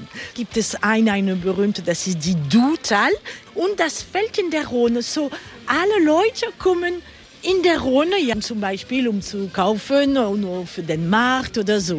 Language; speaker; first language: German; non-native, fluent; French